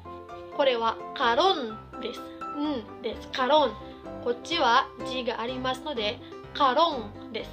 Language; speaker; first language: Japanese; non-native, fluent; Cebuano